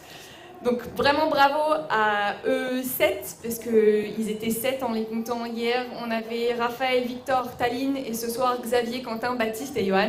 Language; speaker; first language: French; native; French